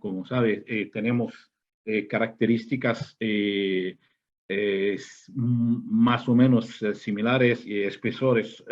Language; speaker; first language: Spanish; non-native, fluent; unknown